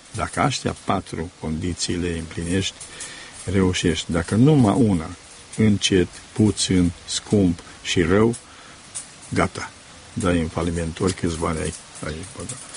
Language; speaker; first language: Romanian; native; Romanian